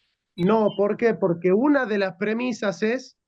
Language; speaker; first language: Spanish; native; Spanish